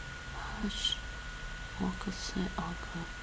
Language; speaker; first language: Lithuanian; non-native, learner; English